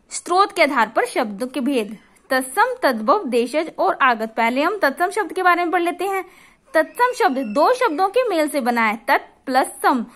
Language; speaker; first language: Hindi; native; Hindi